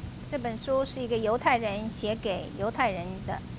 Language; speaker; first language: Chinese; native; Chinese